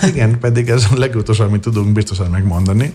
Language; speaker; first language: Hungarian; non-native, fluent; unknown